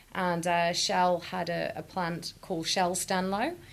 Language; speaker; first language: English; native; English